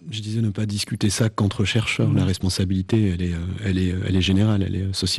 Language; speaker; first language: French; native; French